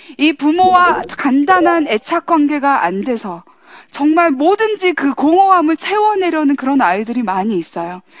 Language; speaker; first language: Korean; early bilingual, heritage; English